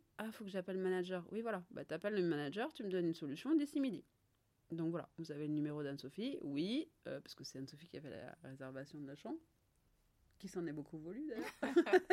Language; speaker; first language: French; native; French